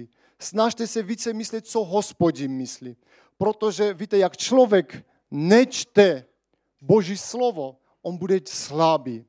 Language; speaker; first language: Czech; non-native, fluent; Armenian